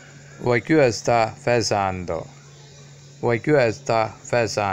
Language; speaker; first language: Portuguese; non-native, learner; Tamil